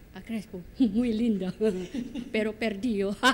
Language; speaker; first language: Spanish; non-native, learner; Indonesian